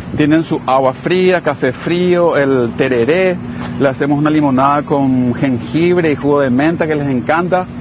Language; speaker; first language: Spanish; native; Spanish